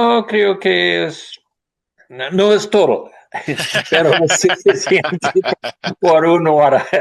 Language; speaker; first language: Spanish; non-native, learner; English